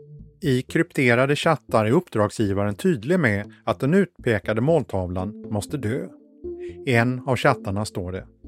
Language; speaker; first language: Swedish; native; Swedish